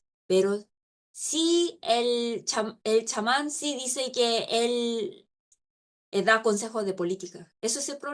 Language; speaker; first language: Spanish; non-native, local second language; Korean